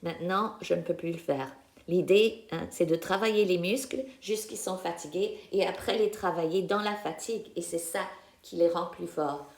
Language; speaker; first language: French; non-native, fluent; English